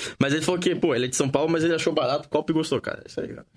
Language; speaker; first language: Portuguese; native; Portuguese